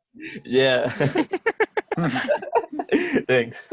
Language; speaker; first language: English; non-native, learner; Spanish